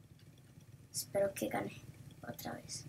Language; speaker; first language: Spanish; early bilingual, heritage; Spanish